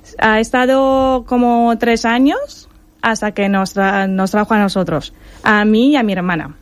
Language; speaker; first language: Spanish; non-native, fluent; Romanian